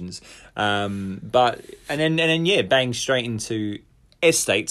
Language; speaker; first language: English; native; English